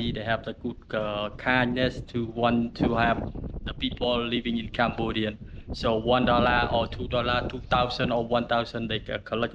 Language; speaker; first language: English; non-native, learner; Khmer